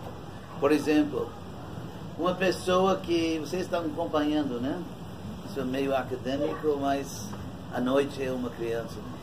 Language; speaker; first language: Portuguese; non-native, fluent; English